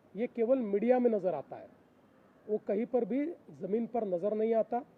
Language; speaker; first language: Hindi; non-native, local second language; Marathi